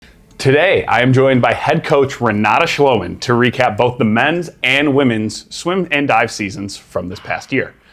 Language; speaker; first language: English; native; English